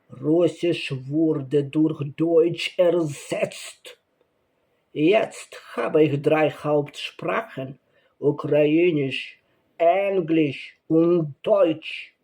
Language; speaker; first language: German; non-native, learner; Ukrainian